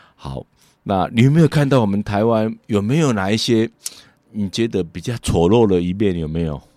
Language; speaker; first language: Chinese; non-native, fluent; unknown